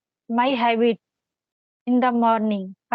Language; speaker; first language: English; non-native, learner; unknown